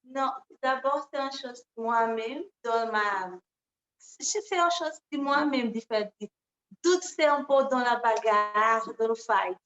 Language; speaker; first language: French; non-native, learner; Portuguese